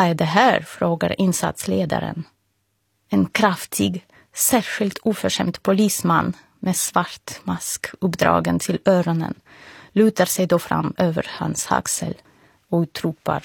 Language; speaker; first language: Swedish; non-native, fluent; Russian